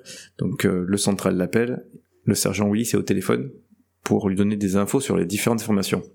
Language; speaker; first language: French; native; French